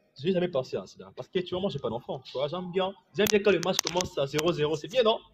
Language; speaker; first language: French; non-native, local second language; Lingala